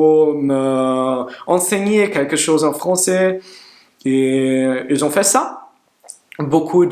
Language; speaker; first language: French; non-native, learner; Portuguese